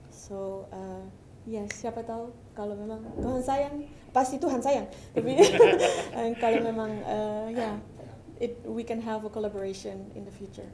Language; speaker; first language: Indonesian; early bilingual, heritage; Dutch